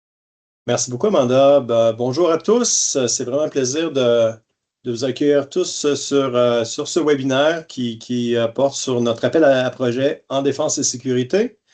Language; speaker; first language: French; native; French